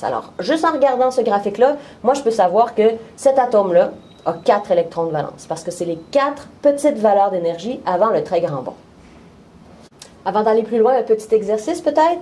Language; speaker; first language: French; native; French